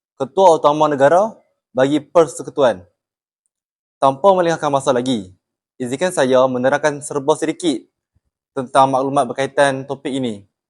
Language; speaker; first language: Malay; native; Malay